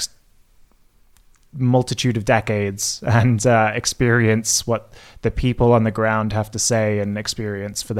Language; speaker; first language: English; native; English